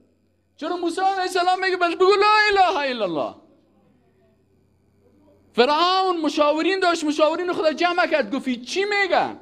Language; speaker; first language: Persian; native; Persian